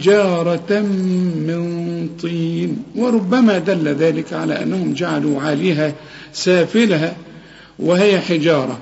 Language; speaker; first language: Arabic; native; Arabic